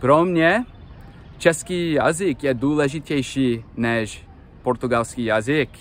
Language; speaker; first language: Czech; non-native, learner; English